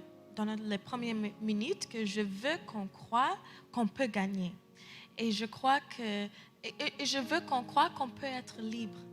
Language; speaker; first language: French; early bilingual, heritage; English